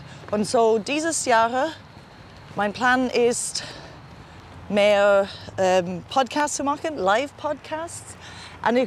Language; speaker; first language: German; non-native, learner; English